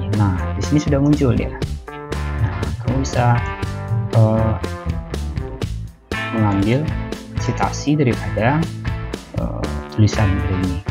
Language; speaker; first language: Indonesian; native; Indonesian